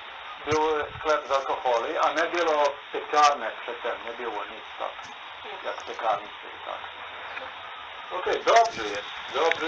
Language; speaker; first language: Polish; non-native, learner; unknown